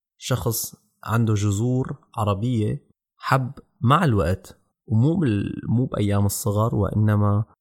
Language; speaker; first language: Arabic; native; Arabic